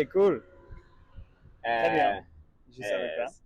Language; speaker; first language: French; non-native, learner; English